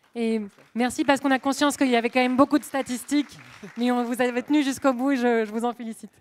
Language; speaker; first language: French; native; French